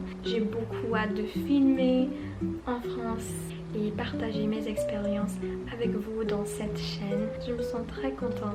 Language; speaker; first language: French; non-native, fluent; English